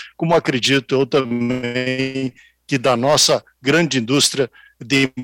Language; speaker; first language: Portuguese; native; Portuguese